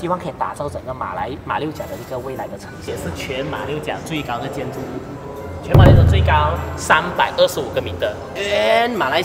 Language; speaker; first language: Chinese; native; Chinese